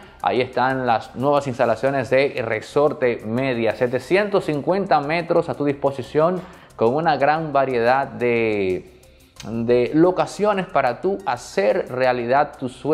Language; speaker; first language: Spanish; native; Spanish